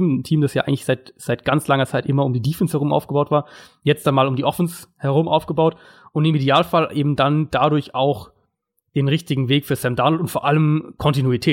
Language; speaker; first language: German; native; German